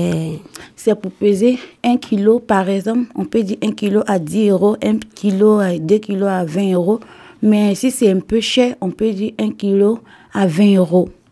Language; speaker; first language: French; non-native, learner; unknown